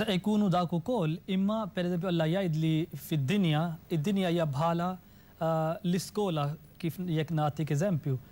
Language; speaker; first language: Maltese; non-native, fluent; Urdu